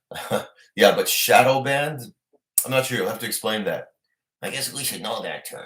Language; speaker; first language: English; native; English